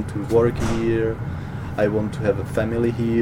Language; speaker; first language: English; non-native, fluent; Czech